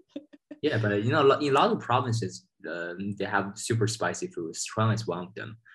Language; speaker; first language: English; non-native, fluent; Chinese